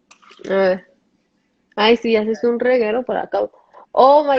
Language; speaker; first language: Spanish; early bilingual, heritage; Spanish